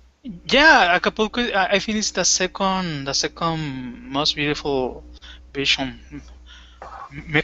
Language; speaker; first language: English; non-native, fluent; Spanish